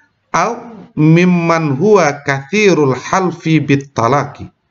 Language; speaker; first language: Arabic; non-native, fluent; Indonesian